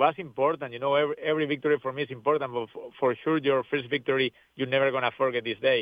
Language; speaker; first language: English; non-native, learner; Spanish